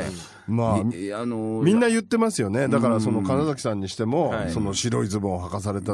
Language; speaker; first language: Japanese; native; Japanese